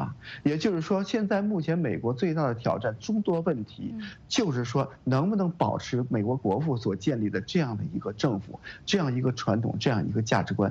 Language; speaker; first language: Chinese; native; Chinese